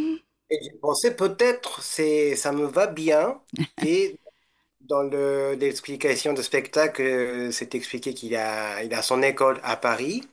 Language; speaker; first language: French; non-native, fluent; Japanese